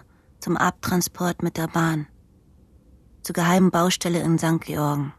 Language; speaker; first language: German; native; German